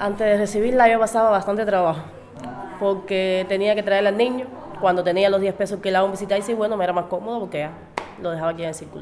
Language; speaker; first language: Spanish; native; Spanish